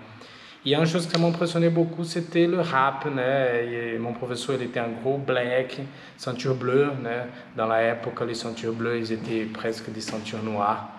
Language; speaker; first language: French; non-native, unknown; Portuguese